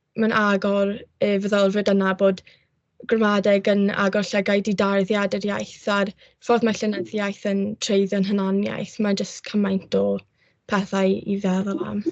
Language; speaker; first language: Welsh; non-native, local second language; English